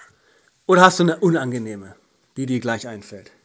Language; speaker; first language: German; native; German